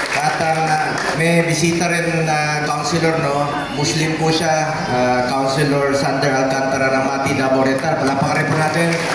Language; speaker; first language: Filipino; non-native, local second language; Cebuano